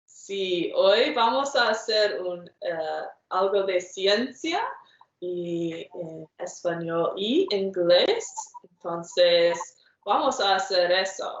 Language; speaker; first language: Spanish; non-native, fluent; English